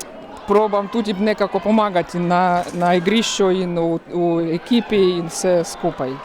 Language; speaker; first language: Slovenian; non-native, learner; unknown